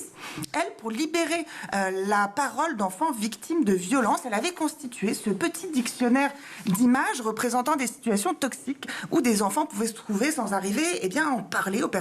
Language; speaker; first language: French; native; French